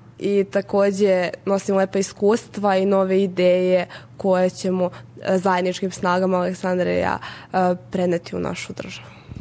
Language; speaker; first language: Serbian; native; Serbian